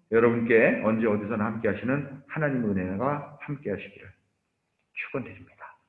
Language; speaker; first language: Korean; native; Korean